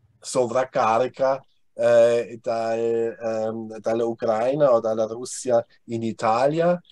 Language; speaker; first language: Italian; non-native, fluent; German